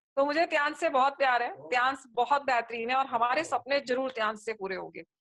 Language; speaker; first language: Hindi; native; Hindi